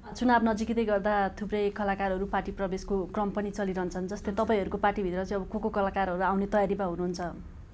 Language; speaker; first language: Nepali; native; Nepali